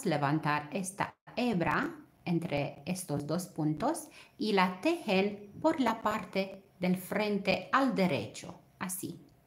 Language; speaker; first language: Spanish; non-native, fluent; Romanian